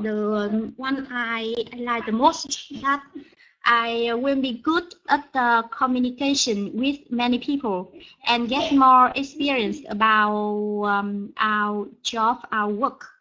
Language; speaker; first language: English; non-native, learner; Vietnamese